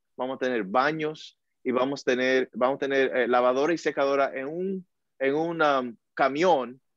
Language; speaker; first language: Spanish; early bilingual, heritage; Spanish